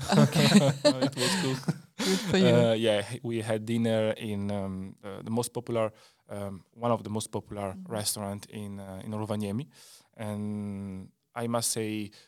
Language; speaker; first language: English; non-native, learner; Italian